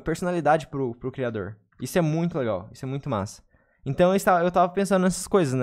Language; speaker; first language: Portuguese; native; Portuguese